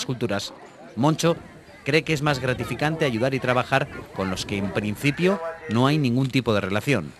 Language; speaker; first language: Spanish; native; Spanish